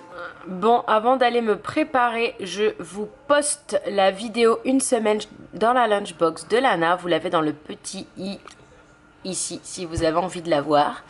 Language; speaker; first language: French; native; French